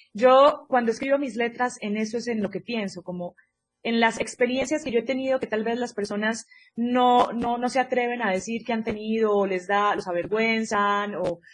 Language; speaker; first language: Spanish; native; Spanish